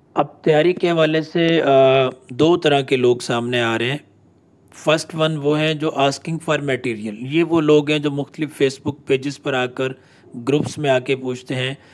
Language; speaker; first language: Urdu; non-native, local second language; Punjabi